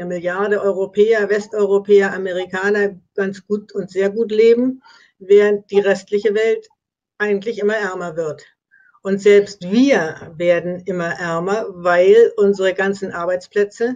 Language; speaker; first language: German; native; German